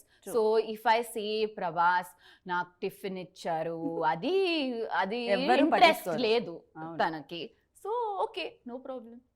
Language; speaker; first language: Telugu; non-native, learner; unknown